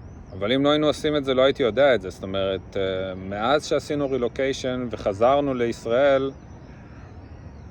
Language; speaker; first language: Hebrew; early bilingual, other home language; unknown